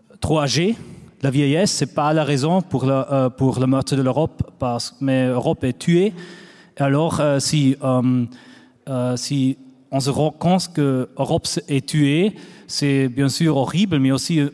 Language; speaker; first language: French; non-native, fluent; German